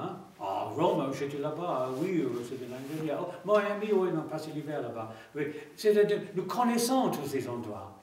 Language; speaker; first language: French; non-native, fluent; English